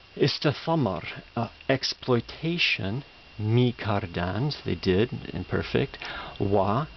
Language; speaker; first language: English; native; English